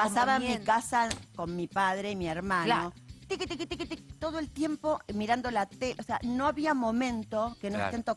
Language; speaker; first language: Spanish; native; Spanish